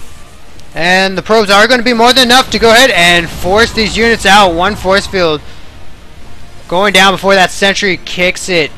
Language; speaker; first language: English; native; English